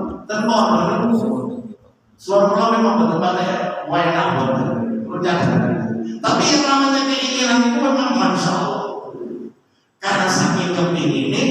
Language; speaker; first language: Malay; non-native, local second language; Javanese